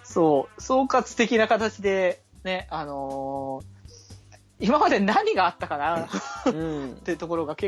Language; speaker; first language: Japanese; native; Japanese